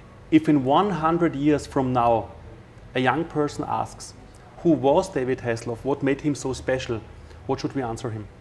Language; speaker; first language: English; non-native, fluent; German